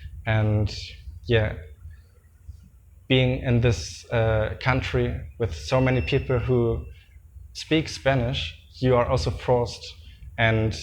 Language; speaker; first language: English; non-native, fluent; German